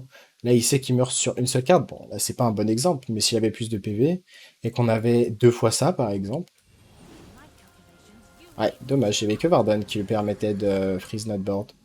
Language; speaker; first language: French; native; French